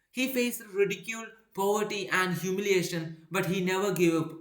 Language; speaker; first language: English; non-native, local second language; Malayalam